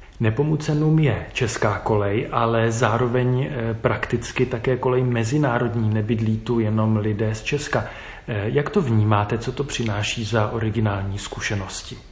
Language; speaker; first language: Czech; native; Czech